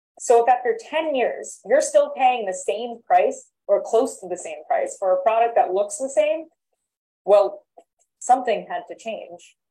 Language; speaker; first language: English; native; English